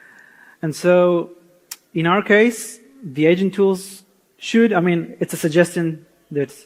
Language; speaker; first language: English; non-native, fluent; Hebrew